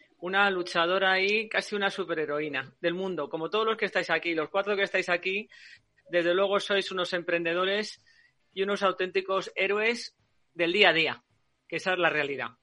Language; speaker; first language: Spanish; native; Spanish